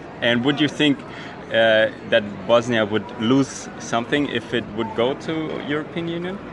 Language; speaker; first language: English; non-native, fluent; German